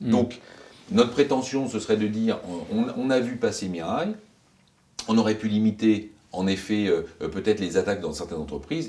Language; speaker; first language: French; native; French